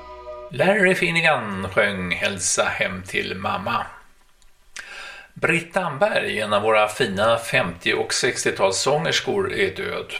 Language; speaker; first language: Swedish; native; Swedish